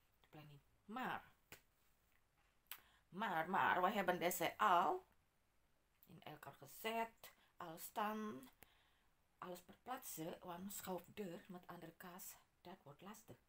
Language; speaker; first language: Dutch; non-native, learner; Indonesian